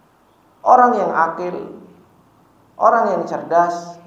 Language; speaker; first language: Indonesian; native; Indonesian